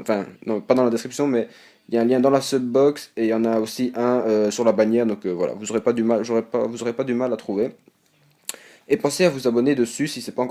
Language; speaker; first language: French; native; French